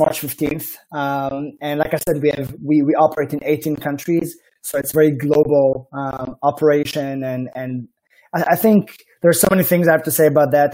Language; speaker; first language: English; non-native, fluent; Hebrew